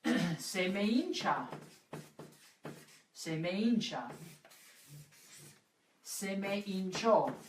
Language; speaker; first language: Spanish; non-native, fluent; English